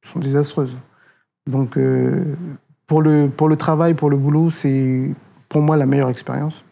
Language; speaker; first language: French; native; French